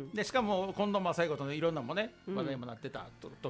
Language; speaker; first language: Japanese; native; Japanese